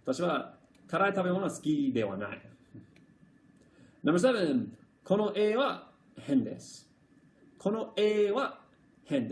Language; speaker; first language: Japanese; non-native, fluent; English